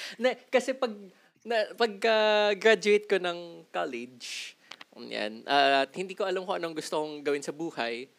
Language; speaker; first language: Filipino; native; Filipino